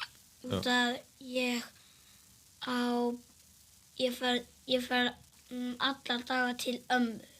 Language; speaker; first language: Icelandic; early bilingual, other home language; Portuguese